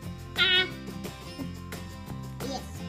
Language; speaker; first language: English; non-native, learner; French